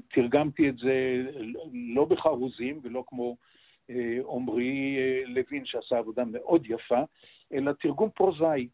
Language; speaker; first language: Hebrew; native; Hebrew